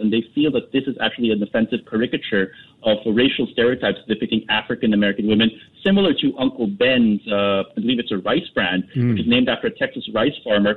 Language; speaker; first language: English; non-native, local second language; Filipino